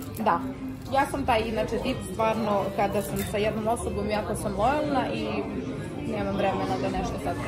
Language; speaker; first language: Serbian; native; Serbian